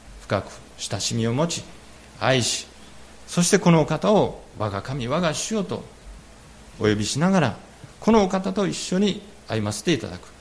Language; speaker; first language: Japanese; native; Japanese